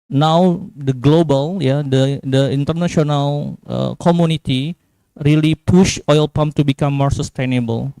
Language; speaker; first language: English; non-native, fluent; Indonesian